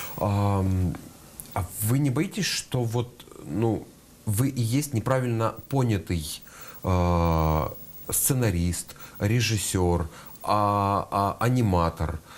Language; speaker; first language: Russian; native; Russian